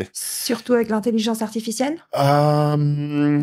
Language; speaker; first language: French; native; French